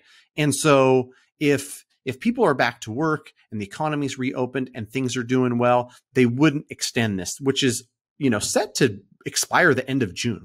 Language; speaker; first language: English; native; English